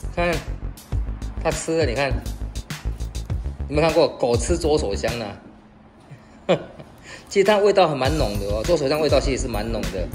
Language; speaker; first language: Chinese; native; Chinese